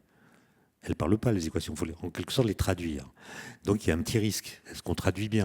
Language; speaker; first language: French; native; French